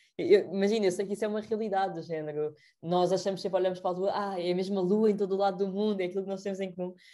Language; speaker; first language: Portuguese; native; Portuguese